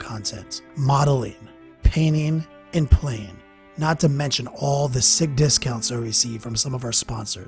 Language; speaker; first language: English; native; English